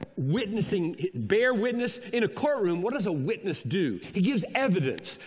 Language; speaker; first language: English; native; English